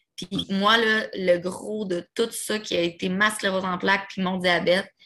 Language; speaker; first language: French; native; French